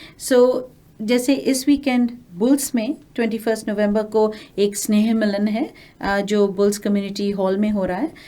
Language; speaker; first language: Hindi; non-native, local second language; Bangla